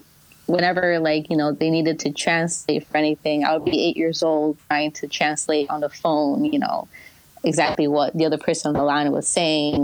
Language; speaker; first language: English; early bilingual, other home language; Spanish